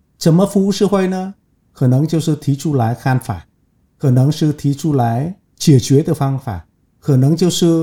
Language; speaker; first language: Chinese; non-native, fluent; Vietnamese